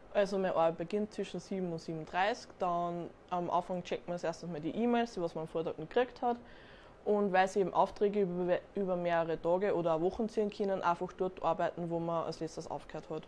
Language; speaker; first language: German; native; German